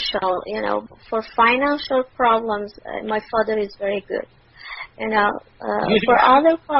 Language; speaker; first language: English; non-native, learner; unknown